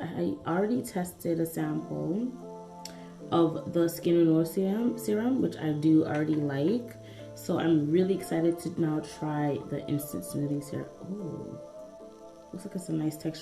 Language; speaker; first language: English; native; English